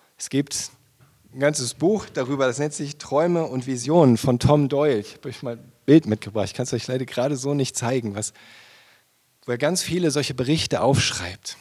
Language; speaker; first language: German; native; German